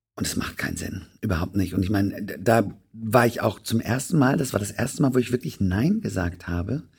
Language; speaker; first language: German; native; German